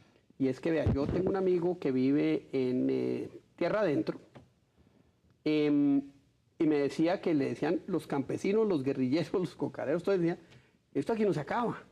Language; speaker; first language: Spanish; native; Spanish